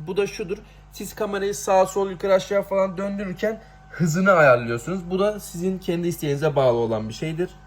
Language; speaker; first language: Turkish; native; Turkish